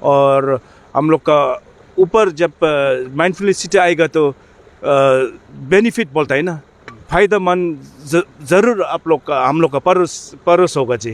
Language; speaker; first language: Hindi; non-native, fluent; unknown